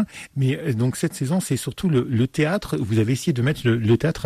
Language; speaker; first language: French; native; French